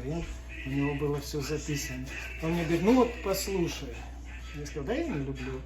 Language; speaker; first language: Russian; native; Russian